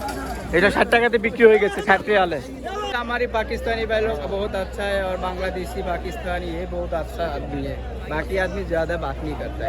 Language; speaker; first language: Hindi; non-native, learner; Bangla